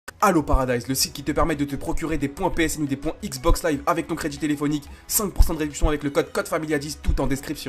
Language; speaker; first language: French; native; French